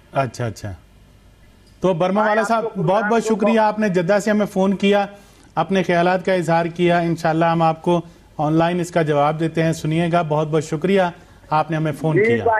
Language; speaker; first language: Urdu; native; Urdu